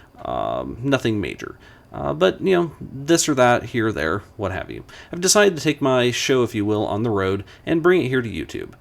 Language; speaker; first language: English; native; English